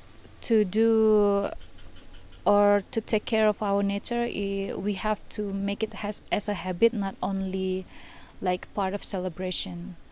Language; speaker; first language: English; non-native, fluent; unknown